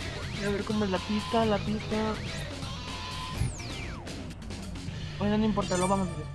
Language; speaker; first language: Spanish; native; Spanish